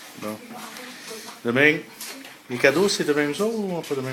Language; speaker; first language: French; native; French